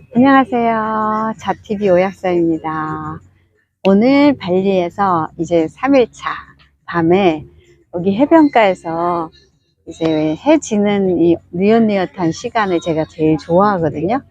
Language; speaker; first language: Korean; native; Korean